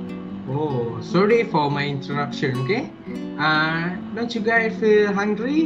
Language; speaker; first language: English; non-native, learner; Malay